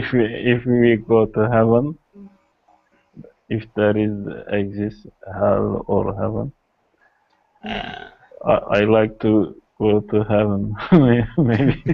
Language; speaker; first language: English; non-native, learner; Kurdish